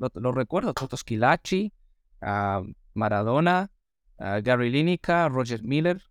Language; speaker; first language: Spanish; non-native, fluent; English